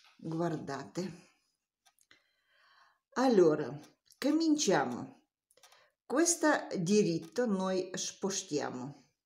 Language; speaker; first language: Italian; non-native, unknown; Russian